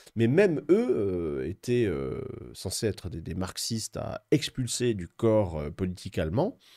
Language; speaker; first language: French; native; French